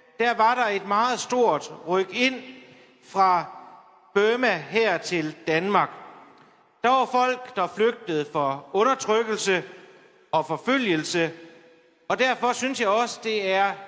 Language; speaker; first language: Danish; native; Danish